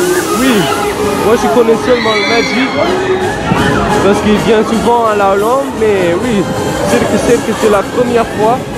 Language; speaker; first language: French; non-native, learner; Dutch